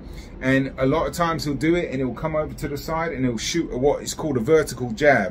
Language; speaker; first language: English; native; English